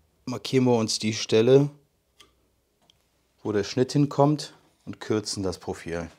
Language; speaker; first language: German; native; German